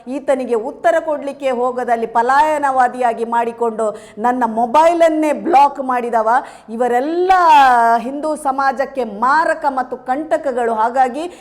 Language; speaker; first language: Kannada; native; Kannada